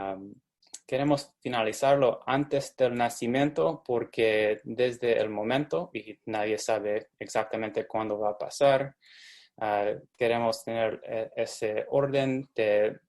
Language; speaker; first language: Spanish; non-native, fluent; English